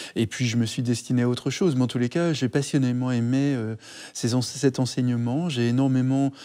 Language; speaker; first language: French; native; French